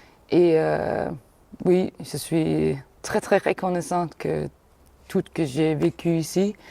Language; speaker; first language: French; non-native, fluent; German